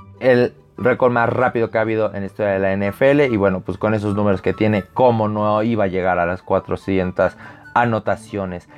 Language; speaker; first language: Spanish; native; Spanish